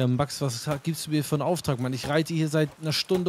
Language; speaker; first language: German; native; German